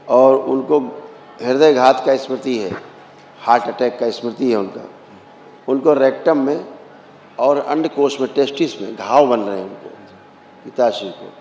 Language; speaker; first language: Hindi; native; Hindi